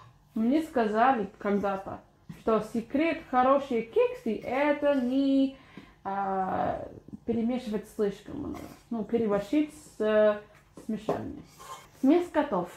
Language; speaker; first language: Russian; non-native, fluent; English